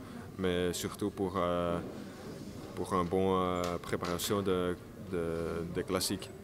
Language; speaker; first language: French; non-native, learner; Dutch